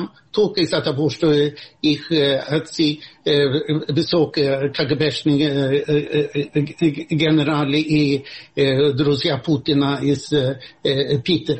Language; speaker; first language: Russian; non-native, fluent; Swedish